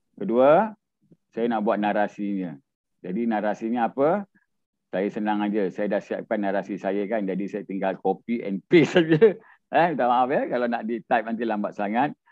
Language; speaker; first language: Malay; native; Malay